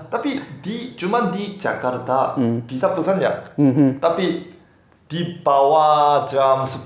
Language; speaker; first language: Indonesian; non-native, learner; Korean